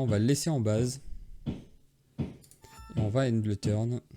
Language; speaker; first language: French; native; French